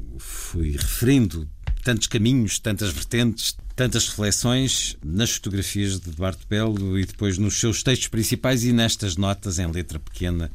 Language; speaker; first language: Portuguese; native; Portuguese